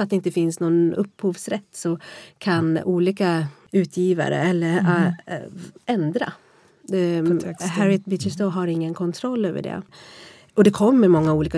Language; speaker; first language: Swedish; native; Swedish